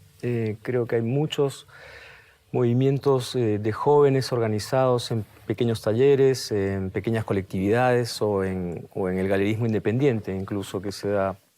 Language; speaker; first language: Spanish; native; Spanish